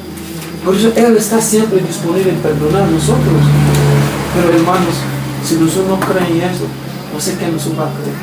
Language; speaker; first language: Spanish; non-native, learner; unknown